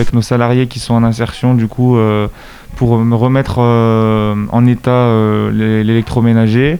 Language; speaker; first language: French; native; French